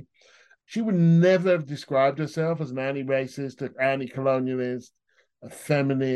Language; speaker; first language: English; native; English